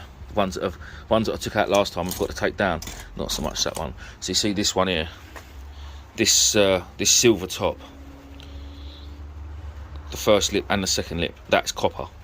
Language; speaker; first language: English; native; English